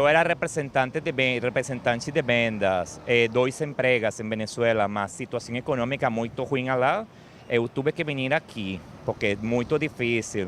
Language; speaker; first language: Portuguese; non-native, learner; Spanish